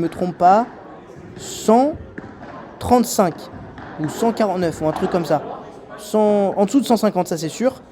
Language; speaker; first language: French; native; French